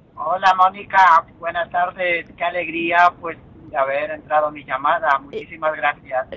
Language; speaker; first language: Spanish; native; Spanish